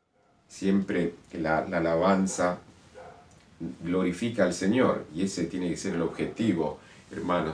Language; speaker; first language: Spanish; native; Spanish